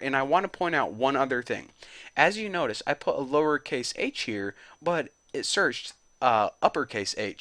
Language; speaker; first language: English; native; English